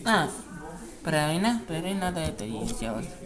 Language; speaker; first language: Russian; non-native, learner; Italian